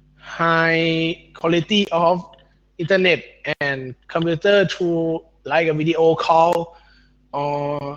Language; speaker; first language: English; non-native, learner; Thai